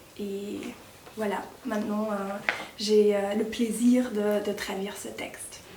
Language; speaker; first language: French; non-native, fluent; German